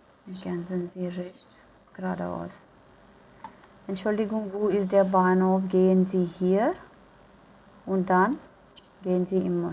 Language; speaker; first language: German; non-native, fluent; Hindi